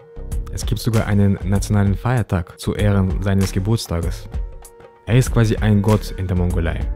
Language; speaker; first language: German; native; German